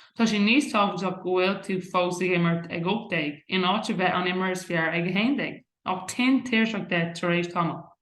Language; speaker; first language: Irish; non-native, local second language; English